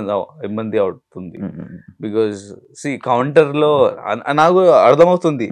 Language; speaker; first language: Telugu; non-native, learner; Hindi